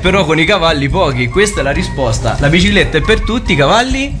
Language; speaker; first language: Italian; native; Italian